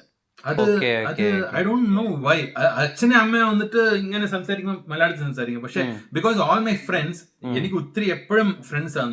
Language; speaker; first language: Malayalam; early bilingual, heritage; Malayalam